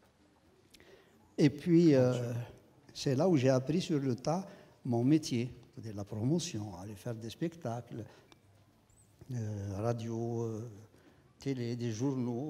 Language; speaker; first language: French; non-native, local second language; Kabyle